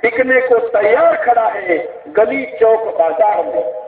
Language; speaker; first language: Hindi; non-native, local second language; Marathi